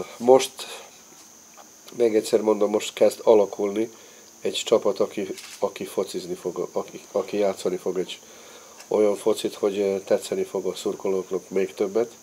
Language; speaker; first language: Hungarian; non-native, fluent; Serbian